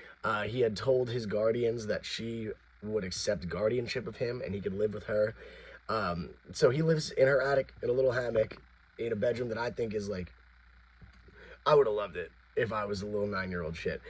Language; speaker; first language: English; native; English